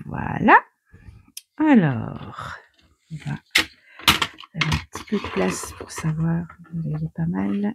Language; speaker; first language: French; native; French